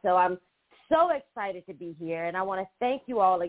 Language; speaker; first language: English; native; English